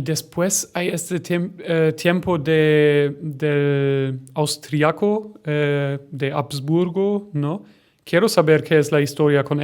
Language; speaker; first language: Spanish; non-native, learner; German